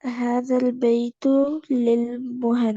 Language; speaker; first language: Arabic; non-native, learner; Urdu